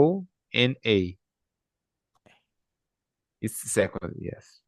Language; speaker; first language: English; non-native, learner; Portuguese